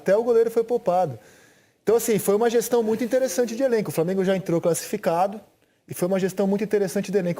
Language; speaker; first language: Portuguese; native; Portuguese